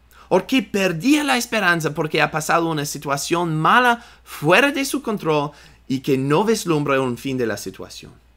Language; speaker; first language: Spanish; non-native, fluent; English